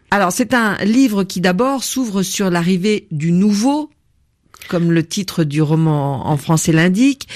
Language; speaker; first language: French; native; French